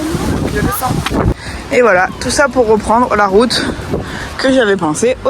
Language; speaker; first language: French; native; French